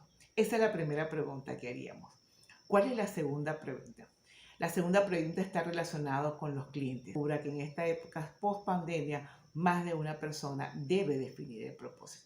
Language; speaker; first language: Spanish; native; Spanish